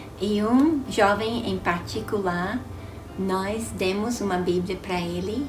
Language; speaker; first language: Portuguese; non-native, fluent; English